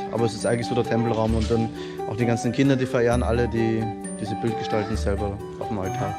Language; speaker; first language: German; native; German